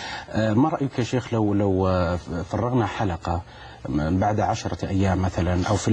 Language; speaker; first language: Arabic; native; Arabic